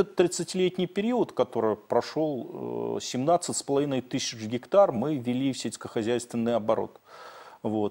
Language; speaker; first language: Russian; native; Russian